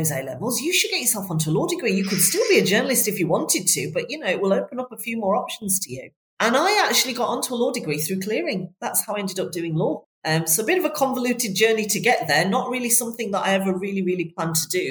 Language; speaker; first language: English; native; English